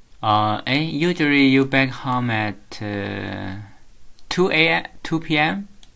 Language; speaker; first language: English; non-native, learner; Chinese